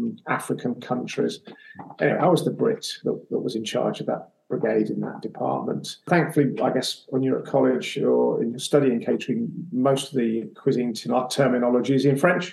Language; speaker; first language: English; native; English